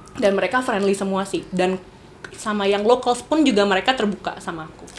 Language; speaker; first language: Indonesian; native; Indonesian